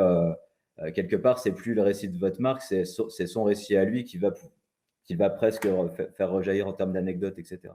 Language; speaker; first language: French; native; French